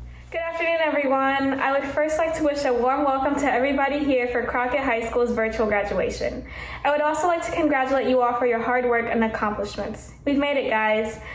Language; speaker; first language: English; early bilingual, other home language; Vietnamese